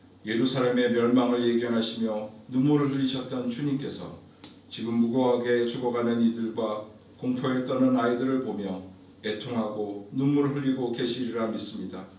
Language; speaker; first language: Korean; native; Korean